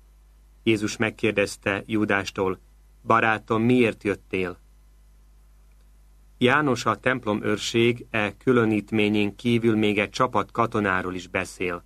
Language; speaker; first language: Hungarian; native; Hungarian